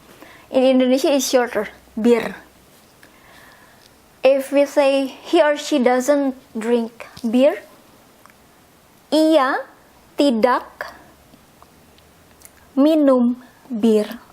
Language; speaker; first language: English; non-native, fluent; Indonesian